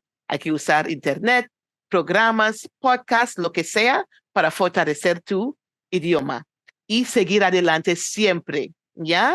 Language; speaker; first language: Spanish; non-native, fluent; English